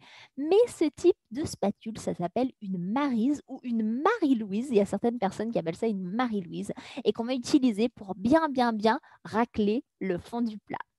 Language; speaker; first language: French; native; French